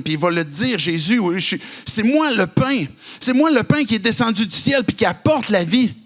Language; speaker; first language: French; native; French